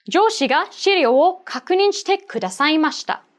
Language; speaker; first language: Japanese; non-native, fluent; English